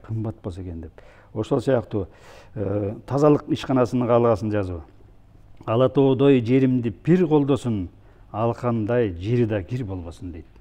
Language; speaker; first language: Kyrgyz; native; Kyrgyz